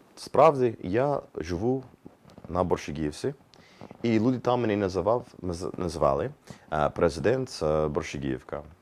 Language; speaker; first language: Ukrainian; non-native, learner; English